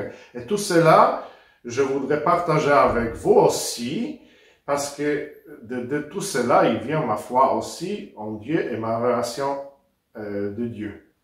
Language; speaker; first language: French; non-native, fluent; Polish